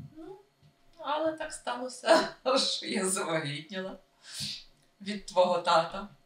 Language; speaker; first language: Ukrainian; native; Ukrainian